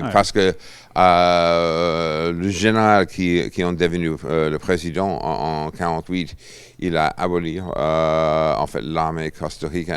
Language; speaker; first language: French; non-native, fluent; English